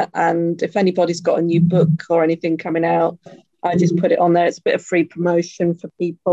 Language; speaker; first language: English; native; English